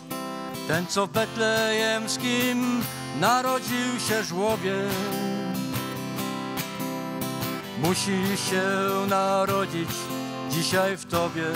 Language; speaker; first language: Polish; native; Polish